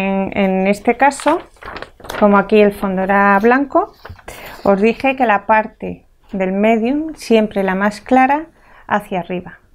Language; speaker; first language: Spanish; native; Spanish